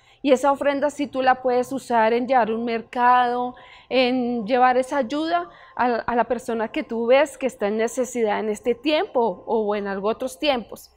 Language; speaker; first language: Spanish; native; Spanish